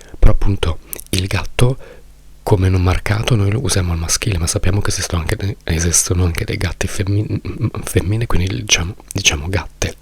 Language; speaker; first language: Italian; native; Italian